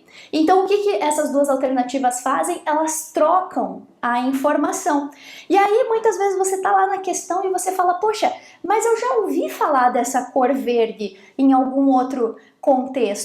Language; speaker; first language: Portuguese; native; Portuguese